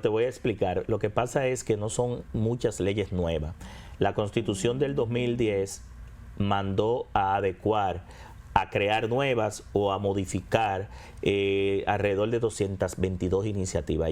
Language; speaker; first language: Spanish; native; Spanish